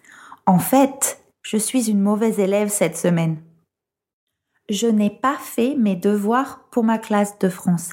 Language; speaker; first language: French; non-native, fluent; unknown